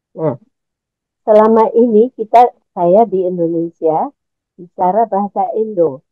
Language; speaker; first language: Indonesian; native; Indonesian